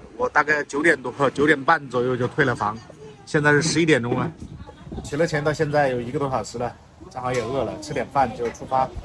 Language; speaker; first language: Chinese; native; Chinese